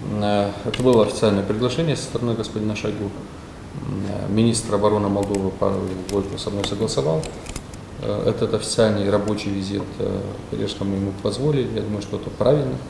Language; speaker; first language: Russian; non-native, local second language; Romanian